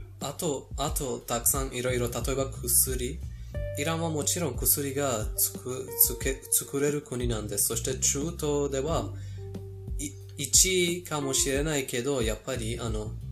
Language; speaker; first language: Japanese; non-native, fluent; Persian